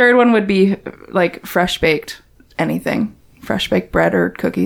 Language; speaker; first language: English; native; English